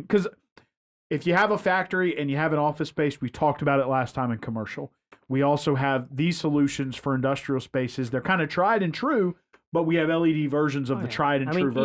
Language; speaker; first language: English; native; English